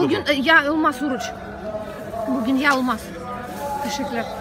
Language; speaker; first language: Turkish; non-native, learner; Russian